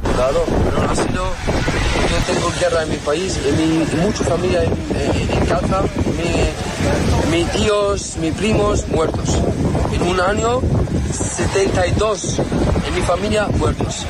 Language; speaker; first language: Spanish; non-native, learner; Arabic